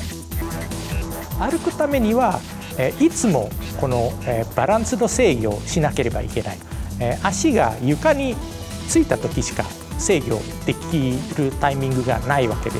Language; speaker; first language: Japanese; non-native, fluent; Indonesian